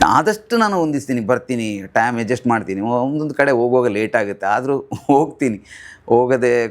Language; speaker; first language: Kannada; non-native, local second language; Tulu